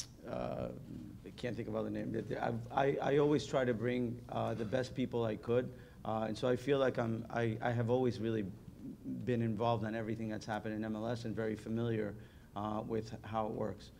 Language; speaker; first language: English; early bilingual, other home language; Spanish